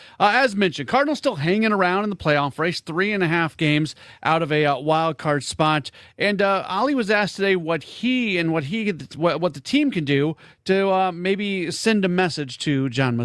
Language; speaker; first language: English; native; English